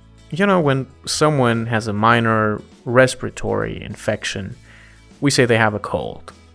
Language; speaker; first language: English; non-native, fluent; Persian